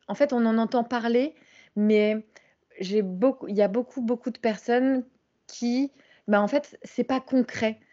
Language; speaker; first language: French; native; French